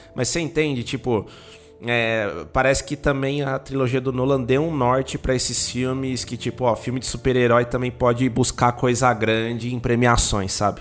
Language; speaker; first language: Portuguese; native; Portuguese